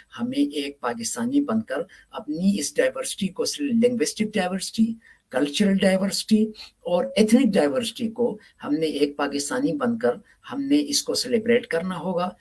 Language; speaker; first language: Urdu; non-native, local second language; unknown